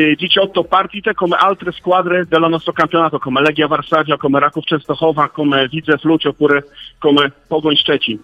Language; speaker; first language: Italian; non-native, learner; Polish